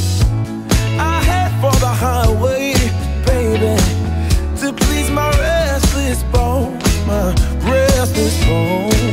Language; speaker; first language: English; native; English